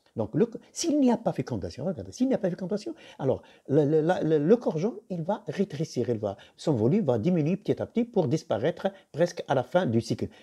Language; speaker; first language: French; non-native, local second language; Arabic